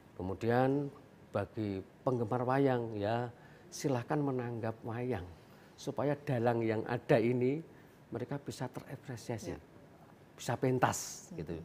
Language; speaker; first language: Indonesian; non-native, local second language; Javanese